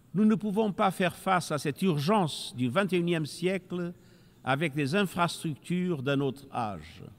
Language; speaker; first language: French; non-native, fluent; Portuguese